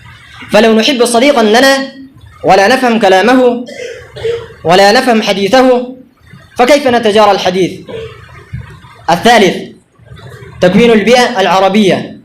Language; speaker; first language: Arabic; non-native, fluent; Urdu